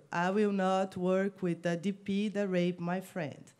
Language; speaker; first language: English; non-native, fluent; Portuguese